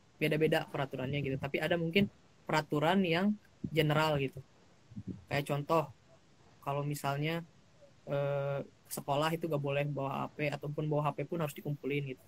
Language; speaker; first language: Indonesian; native; Indonesian